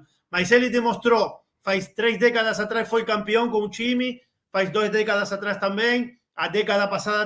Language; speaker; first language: Portuguese; non-native, learner; Spanish